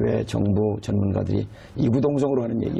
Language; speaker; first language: Korean; native; Korean